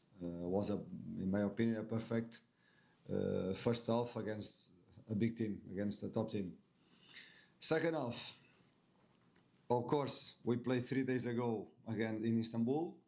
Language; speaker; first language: English; non-native, fluent; Portuguese